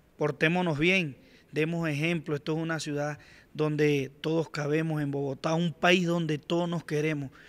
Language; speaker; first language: Spanish; native; Spanish